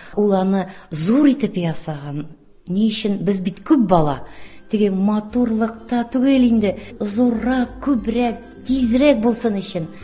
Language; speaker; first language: Tatar; non-native, local second language; Russian